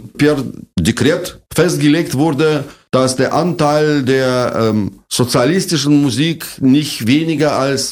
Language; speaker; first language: German; non-native, fluent; Russian